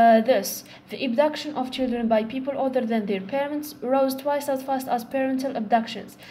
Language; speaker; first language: English; non-native, fluent; Arabic